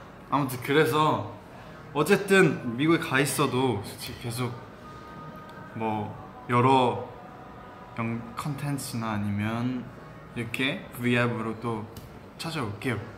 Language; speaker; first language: Korean; early bilingual, heritage; Korean